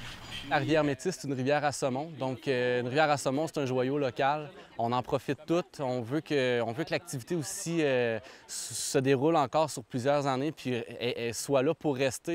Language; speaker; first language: French; native; French